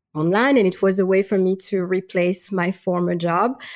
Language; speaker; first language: English; non-native, fluent; Malagasy